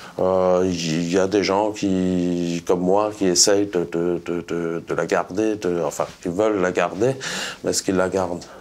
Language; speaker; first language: French; non-native, local second language; Swiss German